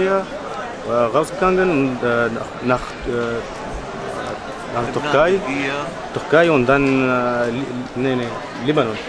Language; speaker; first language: German; non-native, learner; Arabic